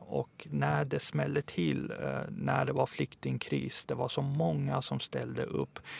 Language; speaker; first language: Swedish; early bilingual, other home language; Persian